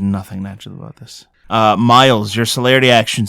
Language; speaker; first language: English; native; English